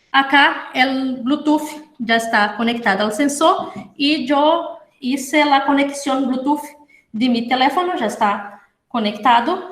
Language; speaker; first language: Spanish; non-native, fluent; Portuguese